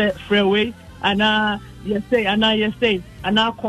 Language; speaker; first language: English; non-native, local second language; Akan